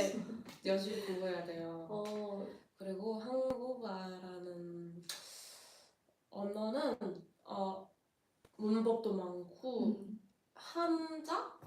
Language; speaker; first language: Korean; non-native, fluent; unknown